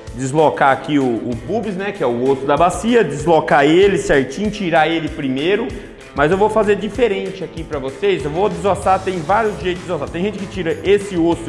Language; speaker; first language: Portuguese; native; Portuguese